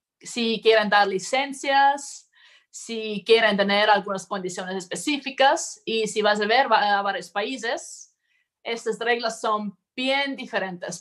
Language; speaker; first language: Spanish; non-native, fluent; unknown